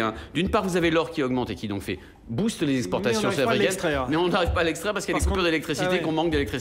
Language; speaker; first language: French; native; French